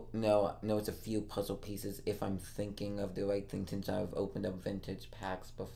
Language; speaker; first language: English; native; English